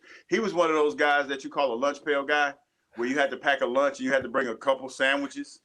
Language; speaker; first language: English; native; English